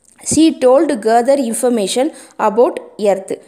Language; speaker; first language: English; non-native, local second language; Tamil